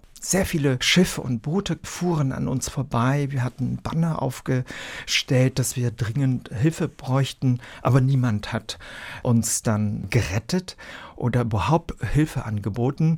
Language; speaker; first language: German; early bilingual, other home language; Vietnamese